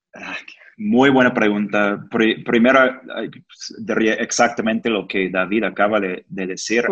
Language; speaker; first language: Spanish; non-native, fluent; English